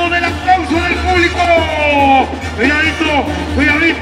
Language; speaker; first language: Spanish; native; Spanish